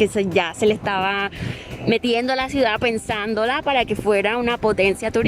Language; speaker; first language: Spanish; native; Spanish